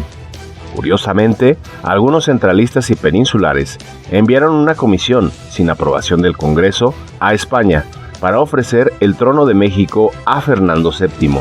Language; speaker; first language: Spanish; native; Spanish